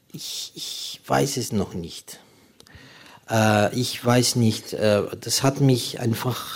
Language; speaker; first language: German; non-native, fluent; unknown